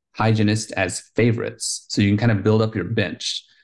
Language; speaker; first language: English; early bilingual, heritage; Spanish